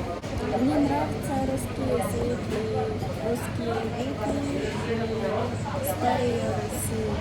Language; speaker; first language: Russian; non-native, learner; Mongolian